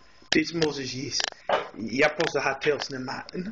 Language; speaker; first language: Russian; non-native, learner; English